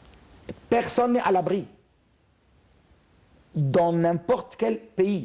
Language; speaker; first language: French; non-native, fluent; Arabic